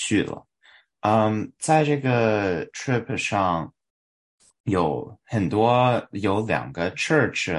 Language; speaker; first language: Chinese; early bilingual, heritage; English